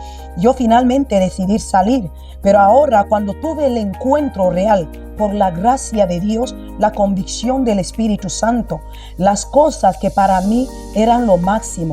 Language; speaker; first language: Spanish; non-native, local second language; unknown